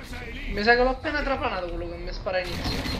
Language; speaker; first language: Italian; native; Italian